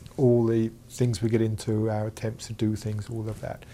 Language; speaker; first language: English; native; English